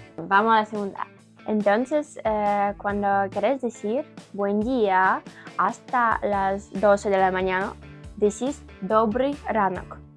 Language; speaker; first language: Spanish; non-native, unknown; Ukrainian